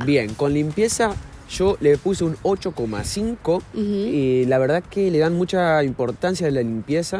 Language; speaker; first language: Spanish; native; Spanish